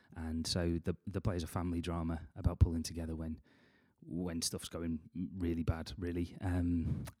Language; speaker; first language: English; native; English